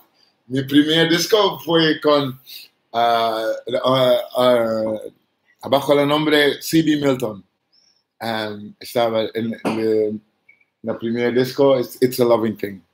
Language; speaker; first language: Spanish; non-native, fluent; Dutch